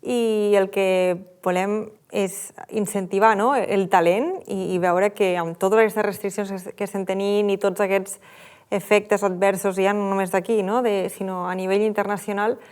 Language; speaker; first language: Catalan; native; Catalan